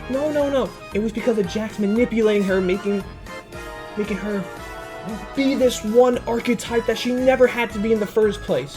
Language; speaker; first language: English; native; English